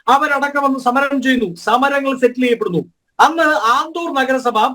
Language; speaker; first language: Malayalam; native; Malayalam